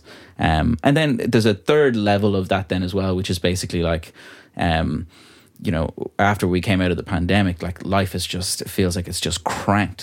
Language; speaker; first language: English; native; English